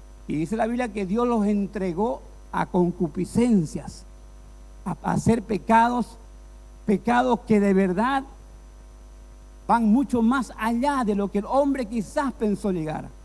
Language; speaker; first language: Spanish; native; Spanish